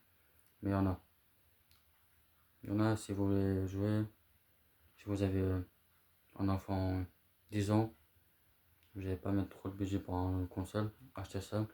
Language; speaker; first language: French; native; French